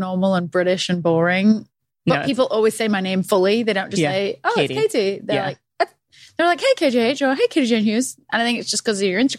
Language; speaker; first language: English; native; English